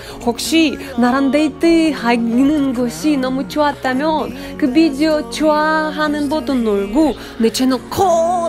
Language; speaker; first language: Korean; non-native, learner; Russian